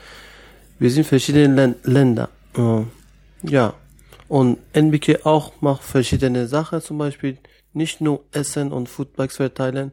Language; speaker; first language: German; non-native, learner; Persian